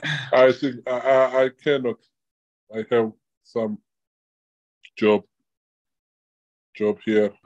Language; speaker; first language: English; non-native, learner; Georgian